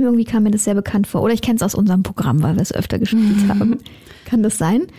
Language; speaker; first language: German; native; German